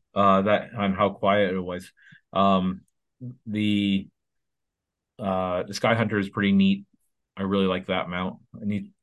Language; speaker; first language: English; native; English